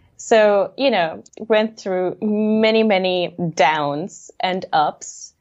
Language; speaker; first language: English; non-native, fluent; German